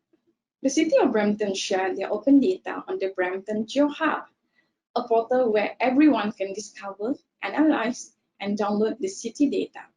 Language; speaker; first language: English; non-native, local second language; Malay